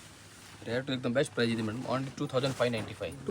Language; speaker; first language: Kannada; non-native, local second language; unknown